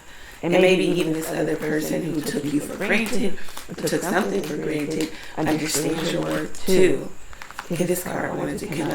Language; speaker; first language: English; native; English